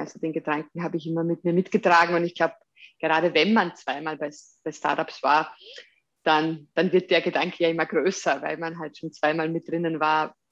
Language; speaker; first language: German; native; German